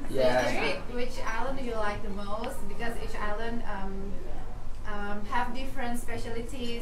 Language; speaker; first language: English; non-native, fluent; Indonesian